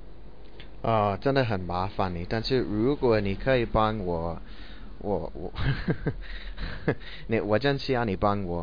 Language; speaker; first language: Chinese; non-native, learner; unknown